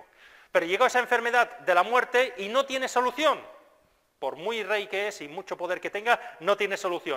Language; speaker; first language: Spanish; non-native, fluent; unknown